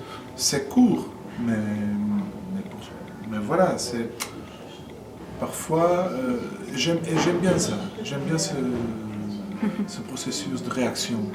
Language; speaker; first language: French; non-native, fluent; Portuguese